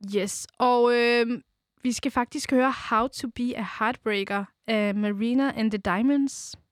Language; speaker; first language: Danish; early bilingual, other home language; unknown